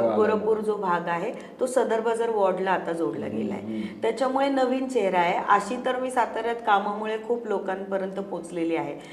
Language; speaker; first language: Marathi; non-native, fluent; Hindi